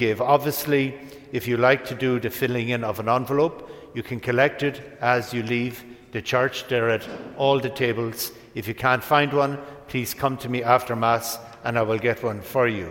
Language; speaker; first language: English; native; English